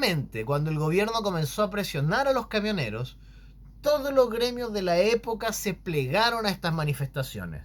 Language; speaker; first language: Spanish; native; Spanish